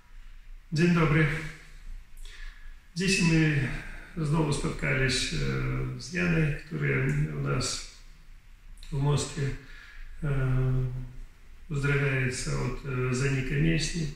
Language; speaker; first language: Polish; non-native, learner; Russian